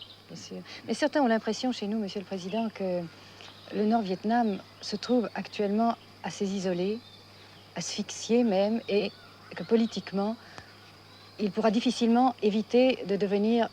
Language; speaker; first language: French; native; French